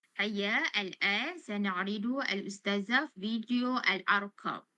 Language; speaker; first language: Arabic; non-native, learner; Malay